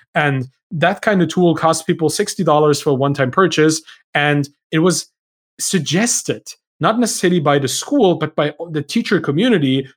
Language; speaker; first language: English; non-native, fluent; German